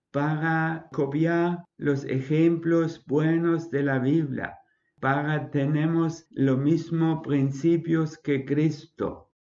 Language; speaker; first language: Spanish; non-native, fluent; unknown